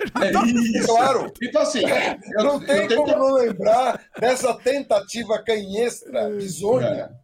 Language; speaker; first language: Portuguese; native; Portuguese